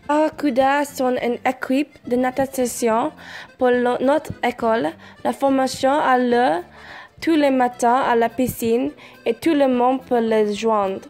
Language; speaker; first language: French; non-native, learner; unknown